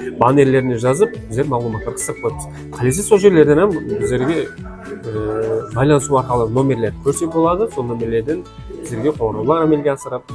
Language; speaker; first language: Uzbek; non-native, local second language; Kara-Kalpak